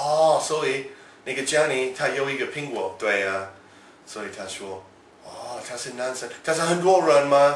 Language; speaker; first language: Chinese; non-native, fluent; English